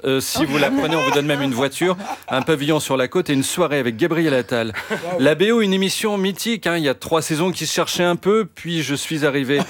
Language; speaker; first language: French; native; French